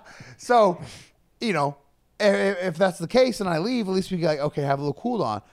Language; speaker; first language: English; native; English